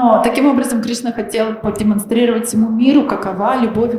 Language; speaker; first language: Russian; native; Russian